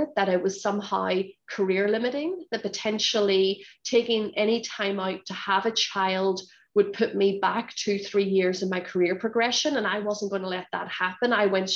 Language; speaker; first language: English; native; English